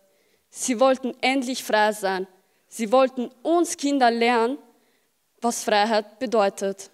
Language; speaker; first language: German; early bilingual, other home language; Albanian